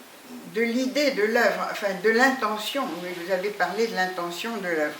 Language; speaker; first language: French; native; French